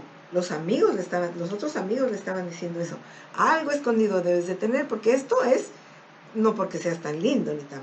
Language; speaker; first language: Spanish; native; Spanish